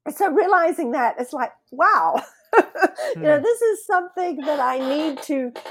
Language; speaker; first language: English; native; English